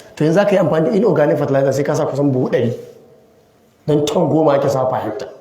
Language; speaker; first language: Hausa; native; Hausa